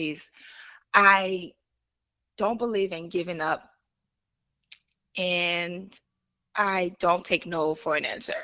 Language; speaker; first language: English; native; English